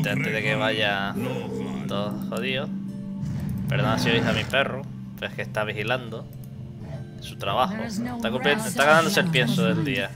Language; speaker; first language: Spanish; native; Spanish